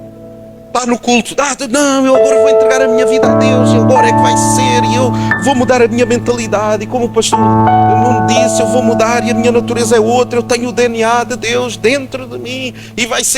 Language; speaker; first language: Portuguese; native; Portuguese